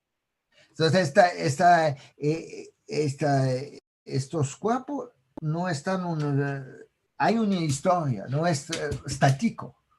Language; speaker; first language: Spanish; non-native, fluent; French